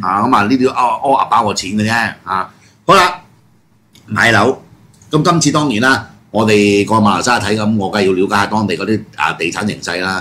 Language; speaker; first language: Cantonese; native; Cantonese